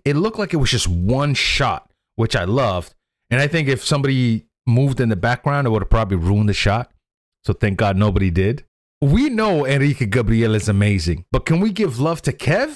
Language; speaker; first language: English; native; English